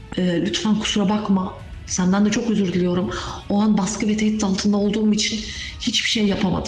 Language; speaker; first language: Turkish; native; Turkish